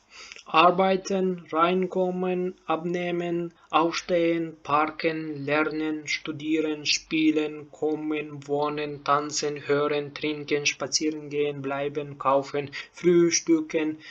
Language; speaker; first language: German; non-native, learner; Turkmen